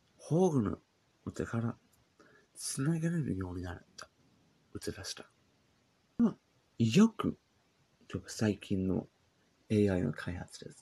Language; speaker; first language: Japanese; non-native, learner; English